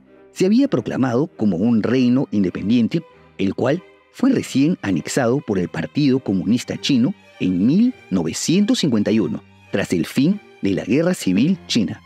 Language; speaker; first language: Spanish; native; Spanish